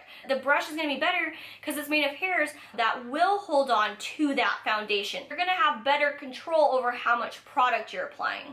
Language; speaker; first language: English; native; English